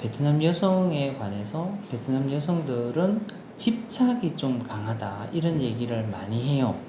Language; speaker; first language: Korean; non-native, local second language; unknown